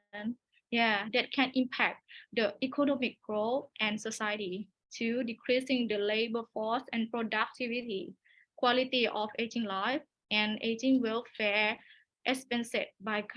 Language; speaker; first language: English; non-native, learner; Thai